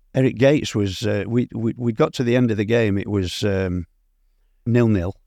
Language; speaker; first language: English; native; English